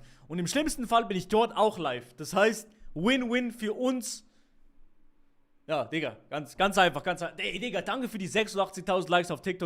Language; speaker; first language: German; native; German